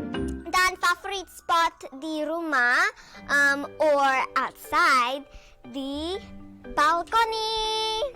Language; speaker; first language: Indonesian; early bilingual, heritage; Indonesian